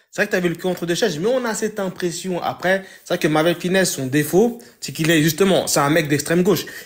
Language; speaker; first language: French; native; French